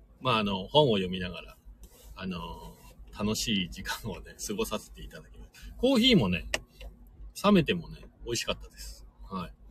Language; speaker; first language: Japanese; native; Japanese